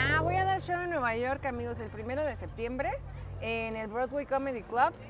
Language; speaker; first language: Spanish; native; Spanish